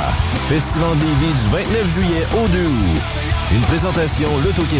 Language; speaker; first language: French; native; French